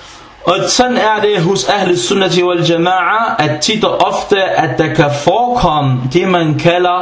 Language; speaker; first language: Danish; non-native, fluent; Arabic